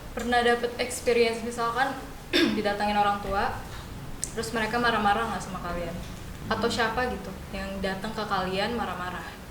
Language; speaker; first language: Indonesian; native; Indonesian